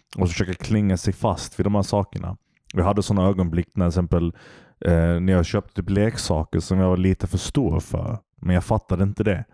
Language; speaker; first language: Swedish; early bilingual, other home language; Turkish